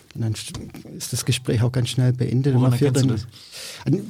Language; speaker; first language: German; native; German